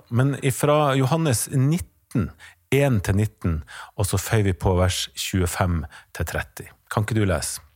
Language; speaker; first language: Norwegian; native; Norwegian